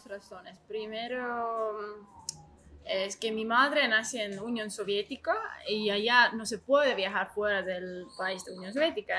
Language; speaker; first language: Spanish; non-native, learner; Estonian